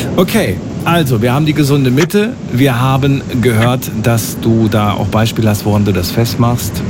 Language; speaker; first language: German; native; German